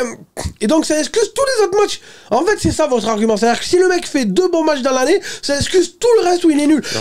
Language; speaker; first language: French; native; French